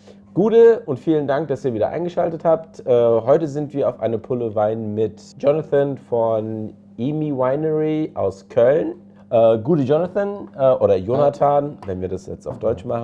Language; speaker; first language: German; native; German